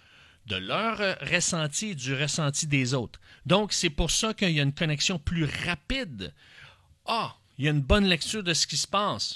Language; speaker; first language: French; native; French